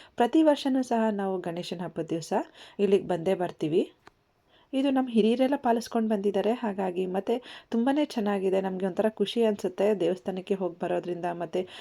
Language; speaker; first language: Kannada; native; Kannada